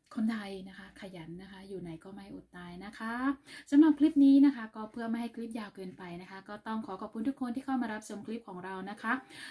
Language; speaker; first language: Thai; native; Thai